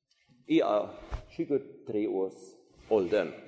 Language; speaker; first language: Swedish; non-native, fluent; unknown